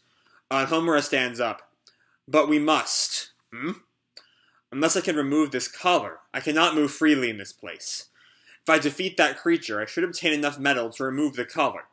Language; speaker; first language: English; native; English